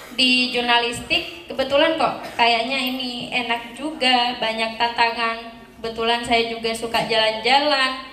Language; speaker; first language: Indonesian; native; Indonesian